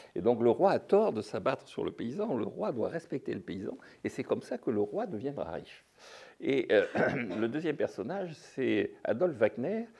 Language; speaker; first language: French; native; French